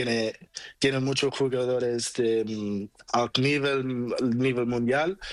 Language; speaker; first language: Spanish; non-native, learner; Portuguese